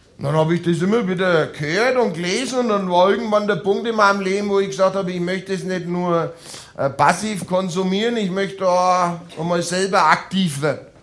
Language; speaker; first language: German; native; German